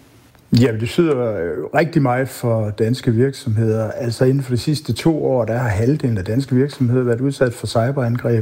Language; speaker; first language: Danish; native; Danish